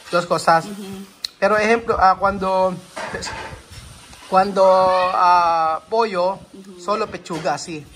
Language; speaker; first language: Spanish; non-native, learner; Filipino